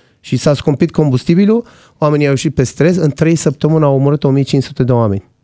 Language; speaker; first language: Romanian; non-native, fluent; Persian